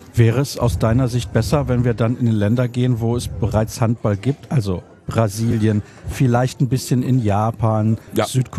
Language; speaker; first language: German; native; German